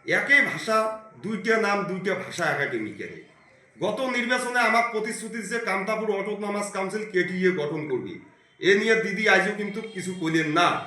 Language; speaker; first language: Bangla; non-native, local second language; Rangpuri